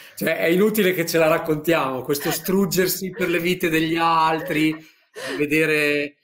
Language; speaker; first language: Italian; native; Italian